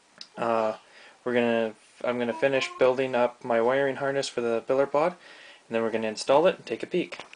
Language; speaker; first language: English; native; English